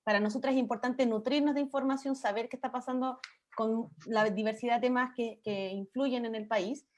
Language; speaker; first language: Spanish; native; Spanish